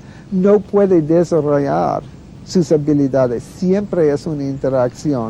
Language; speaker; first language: Spanish; non-native, fluent; English